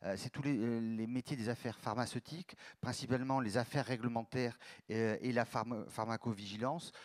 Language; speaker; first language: French; native; French